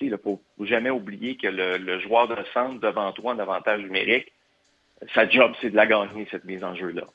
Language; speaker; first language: French; native; French